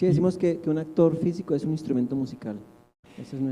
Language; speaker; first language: Spanish; native; Spanish